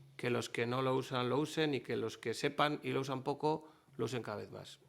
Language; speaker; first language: Spanish; non-native, local second language; Basque